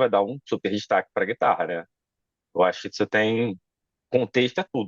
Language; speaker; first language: Portuguese; native; Portuguese